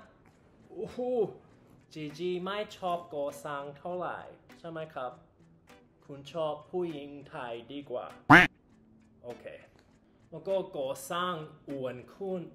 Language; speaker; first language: Thai; non-native, learner; English